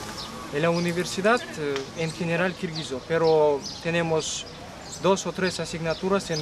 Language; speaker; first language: Spanish; non-native, learner; Kyrgyz